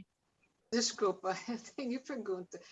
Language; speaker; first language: Portuguese; non-native, learner; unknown